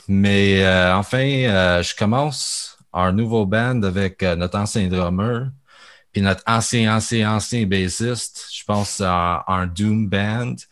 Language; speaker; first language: French; native; French